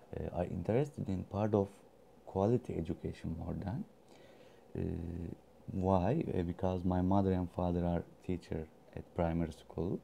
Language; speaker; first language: English; non-native, learner; Turkish